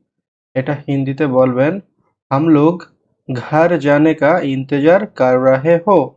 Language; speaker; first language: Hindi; non-native, learner; Bangla